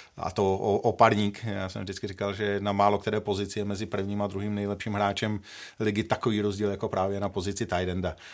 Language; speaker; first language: Czech; native; Czech